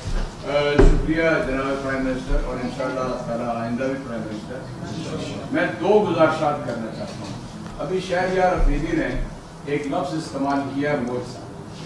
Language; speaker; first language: Urdu; native; Urdu